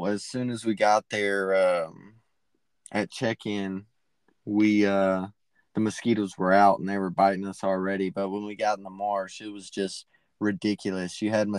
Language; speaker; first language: English; native; English